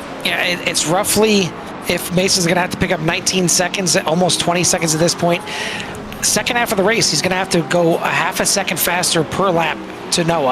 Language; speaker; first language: English; native; English